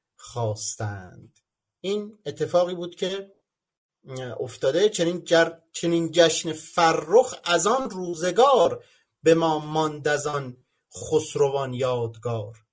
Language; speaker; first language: Persian; native; Persian